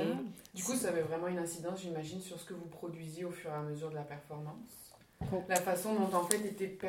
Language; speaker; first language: French; native; French